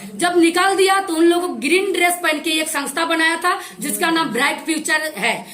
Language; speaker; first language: Hindi; native; Hindi